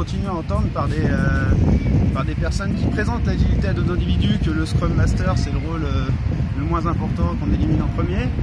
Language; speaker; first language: French; native; French